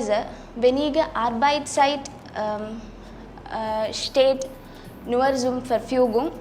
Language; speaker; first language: German; non-native, fluent; Malayalam